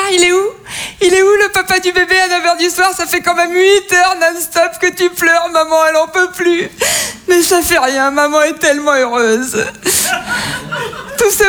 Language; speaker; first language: French; native; French